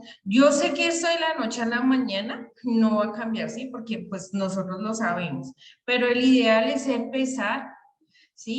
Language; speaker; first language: Spanish; native; Spanish